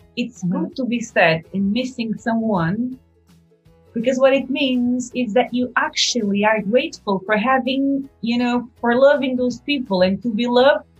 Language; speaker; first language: English; non-native, fluent; Portuguese